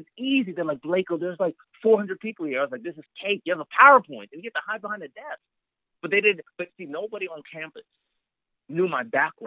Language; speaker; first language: English; native; English